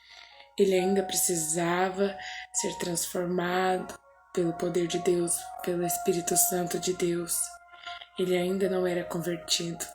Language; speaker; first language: Portuguese; native; Portuguese